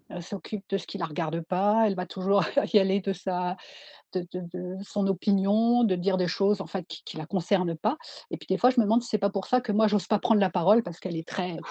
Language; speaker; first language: French; native; French